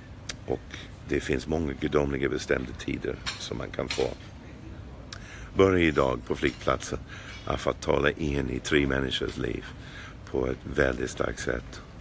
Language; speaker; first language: Swedish; non-native, fluent; English